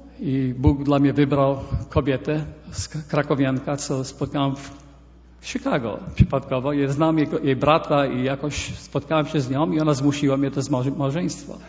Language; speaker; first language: Polish; early bilingual, heritage; Polish